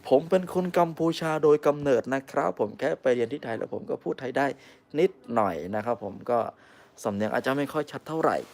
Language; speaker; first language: Thai; non-native, fluent; Khmer